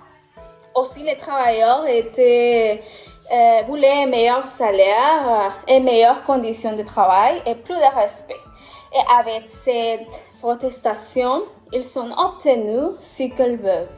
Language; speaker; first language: French; non-native, learner; Spanish